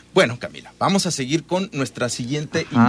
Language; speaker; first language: Spanish; native; Spanish